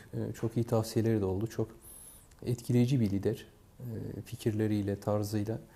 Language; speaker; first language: Turkish; non-native, local second language; Kurdish